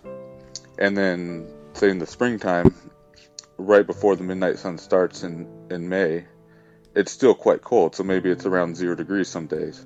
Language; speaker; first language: English; native; English